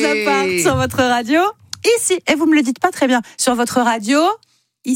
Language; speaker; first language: French; native; French